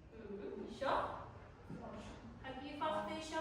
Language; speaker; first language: Russian; non-native, local second language; Kyrgyz